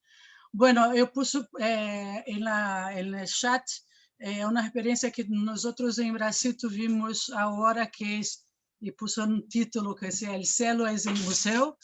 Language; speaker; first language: Spanish; non-native, fluent; Portuguese